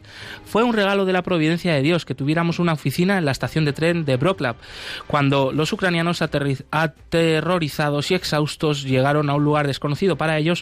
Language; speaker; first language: Spanish; native; Spanish